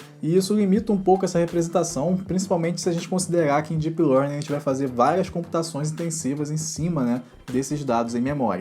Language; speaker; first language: Portuguese; native; Portuguese